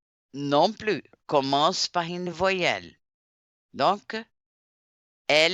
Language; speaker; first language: French; non-native, fluent; Portuguese